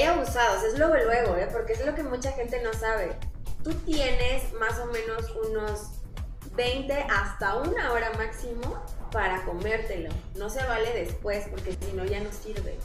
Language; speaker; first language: Spanish; native; Spanish